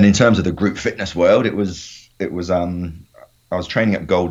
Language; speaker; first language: English; native; English